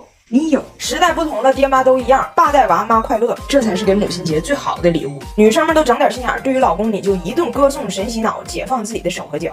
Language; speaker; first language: Chinese; native; Chinese